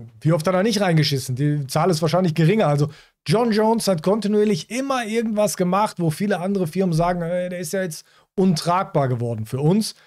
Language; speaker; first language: German; native; German